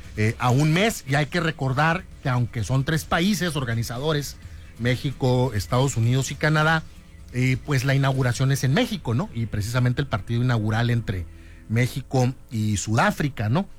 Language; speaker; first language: Spanish; native; Spanish